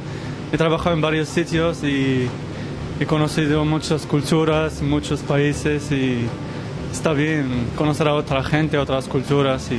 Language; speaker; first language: Spanish; non-native, fluent; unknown